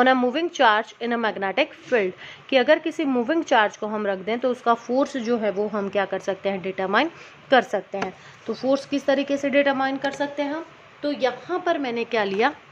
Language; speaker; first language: Hindi; native; Hindi